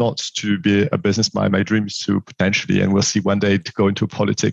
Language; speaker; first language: English; non-native, fluent; French